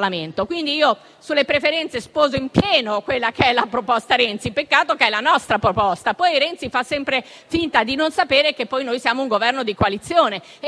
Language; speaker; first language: Italian; native; Italian